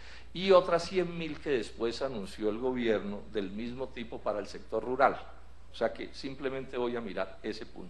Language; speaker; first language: Spanish; native; Spanish